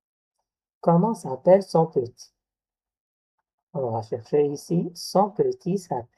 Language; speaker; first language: French; non-native, local second language; Arabic